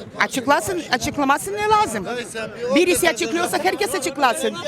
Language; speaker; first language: Turkish; non-native, local second language; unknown